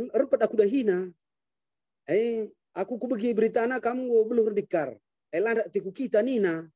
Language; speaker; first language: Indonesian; non-native, local second language; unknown